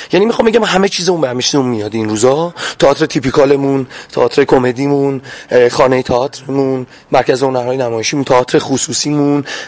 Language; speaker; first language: Persian; non-native, local second language; Azerbaijani